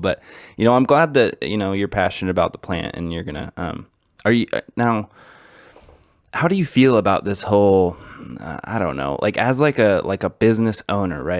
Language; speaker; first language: English; native; English